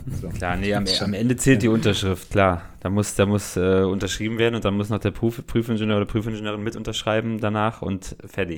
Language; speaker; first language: German; native; German